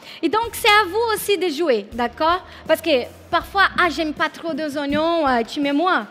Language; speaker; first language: French; non-native, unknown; Portuguese